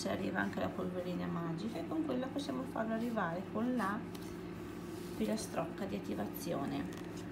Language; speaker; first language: Italian; native; Italian